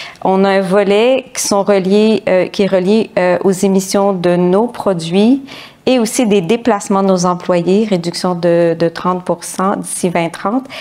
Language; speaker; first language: French; native; French